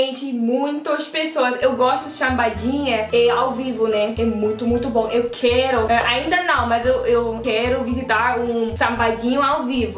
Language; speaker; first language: Portuguese; non-native, learner; Dutch